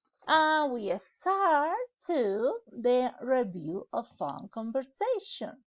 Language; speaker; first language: English; non-native, learner; Spanish